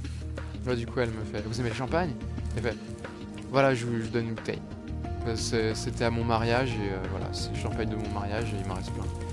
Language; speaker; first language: French; native; French